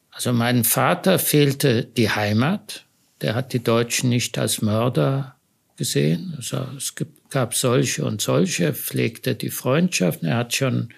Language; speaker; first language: German; native; German